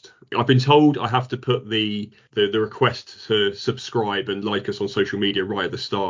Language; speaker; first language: English; native; English